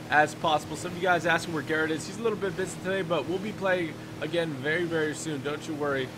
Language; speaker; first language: English; native; English